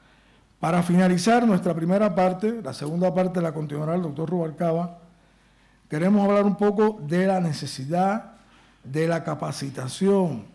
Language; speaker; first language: Spanish; native; Spanish